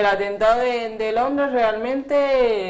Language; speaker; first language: Spanish; native; Spanish